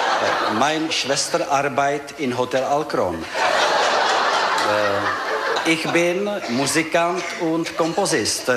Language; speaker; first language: German; non-native, learner; Czech